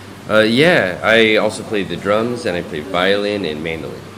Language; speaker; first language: English; native; English